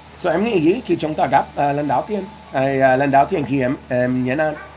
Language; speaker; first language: Vietnamese; non-native, fluent; English